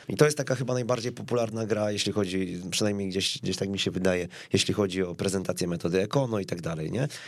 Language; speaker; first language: Polish; native; Polish